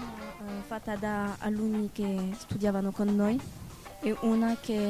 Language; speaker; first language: Italian; non-native, learner; French